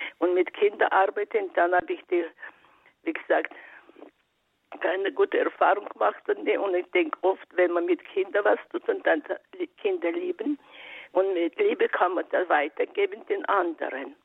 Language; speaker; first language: German; non-native, learner; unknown